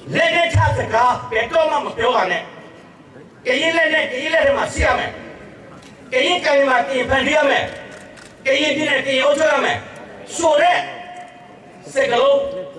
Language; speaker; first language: Burmese; non-native, local second language; S'gaw Karen